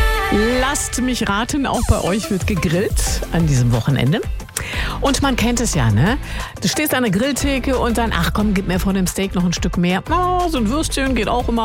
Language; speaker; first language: German; native; German